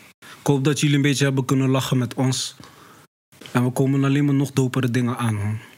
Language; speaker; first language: Dutch; early bilingual, other home language; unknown